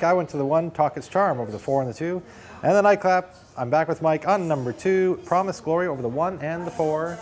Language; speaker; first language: English; native; English